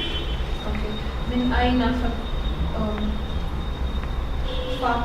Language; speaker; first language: Arabic; non-native, learner; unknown